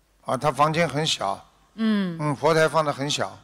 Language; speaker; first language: Chinese; native; Chinese